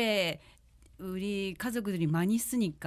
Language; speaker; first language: Korean; non-native, learner; Japanese